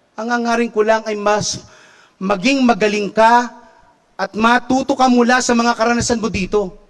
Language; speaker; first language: Filipino; native; Filipino